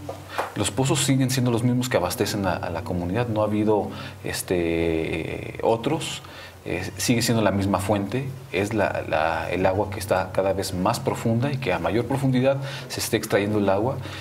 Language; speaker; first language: Spanish; native; Spanish